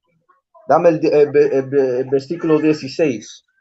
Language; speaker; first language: Spanish; non-native, learner; English